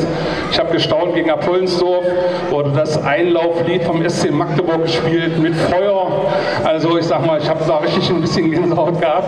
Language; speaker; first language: German; native; German